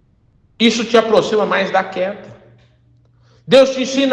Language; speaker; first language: Portuguese; native; Portuguese